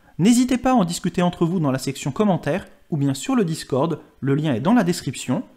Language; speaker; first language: French; native; French